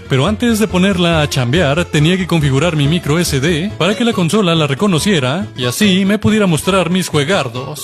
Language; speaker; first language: Spanish; native; Spanish